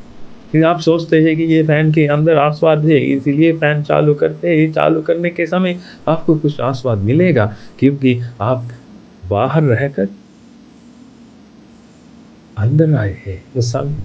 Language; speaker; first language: Hindi; non-native, fluent; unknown